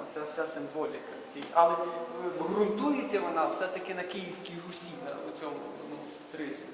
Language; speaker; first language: Ukrainian; native; Ukrainian